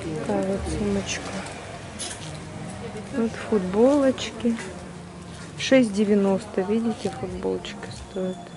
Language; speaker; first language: Russian; native; Russian